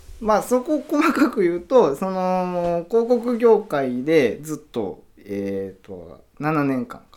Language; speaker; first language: Japanese; native; Japanese